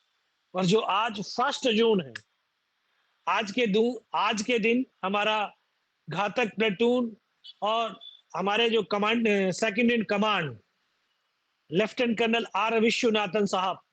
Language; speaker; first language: Hindi; native; Hindi